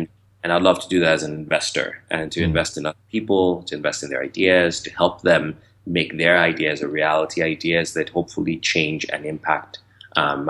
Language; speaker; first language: English; non-native, local second language; Yoruba